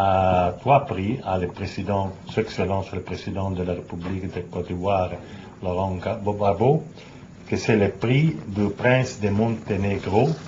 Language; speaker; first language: French; non-native, learner; Italian